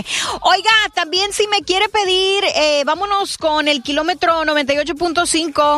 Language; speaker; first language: Spanish; native; Spanish